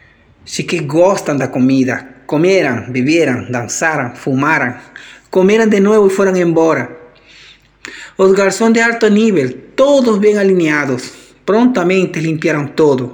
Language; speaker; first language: Portuguese; non-native, fluent; Spanish